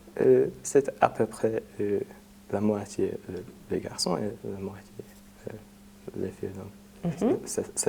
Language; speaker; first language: French; non-native, fluent; Hungarian